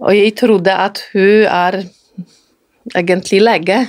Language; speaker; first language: Norwegian; non-native, fluent; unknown